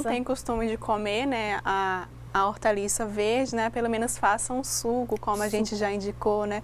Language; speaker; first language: Portuguese; native; Portuguese